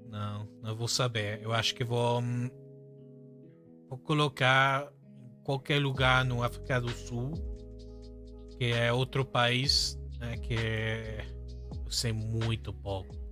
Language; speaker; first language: Portuguese; non-native, fluent; English